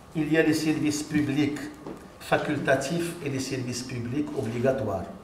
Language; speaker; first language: French; non-native, local second language; Arabic